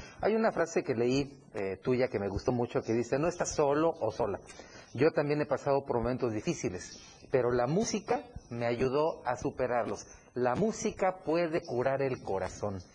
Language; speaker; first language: Spanish; native; Spanish